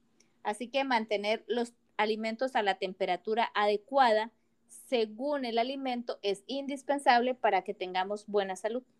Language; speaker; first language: Spanish; native; Spanish